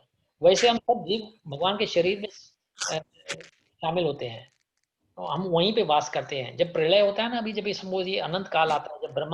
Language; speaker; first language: Hindi; native; Hindi